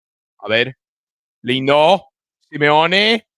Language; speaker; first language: Spanish; early bilingual, heritage; Spanish